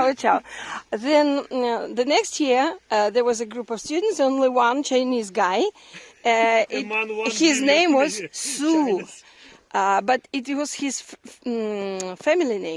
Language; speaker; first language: English; non-native, learner; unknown